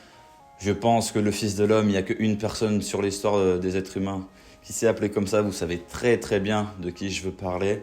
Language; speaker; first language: French; native; French